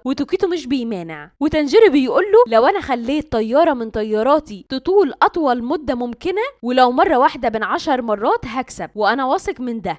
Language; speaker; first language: Arabic; native; Arabic